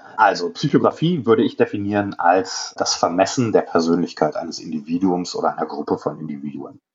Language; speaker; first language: German; native; German